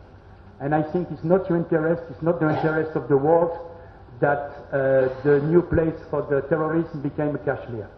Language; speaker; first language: English; non-native, learner; French